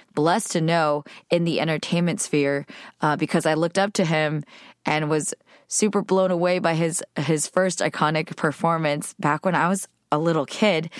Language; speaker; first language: English; native; English